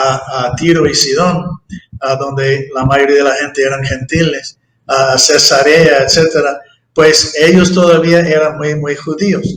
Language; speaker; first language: Spanish; non-native, fluent; English